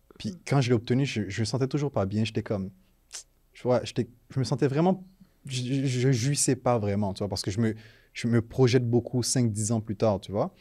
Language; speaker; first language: French; native; French